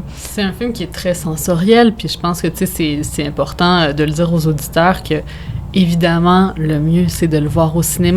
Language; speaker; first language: French; native; French